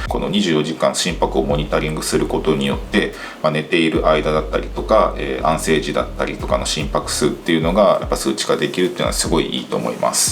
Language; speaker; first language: Japanese; native; Japanese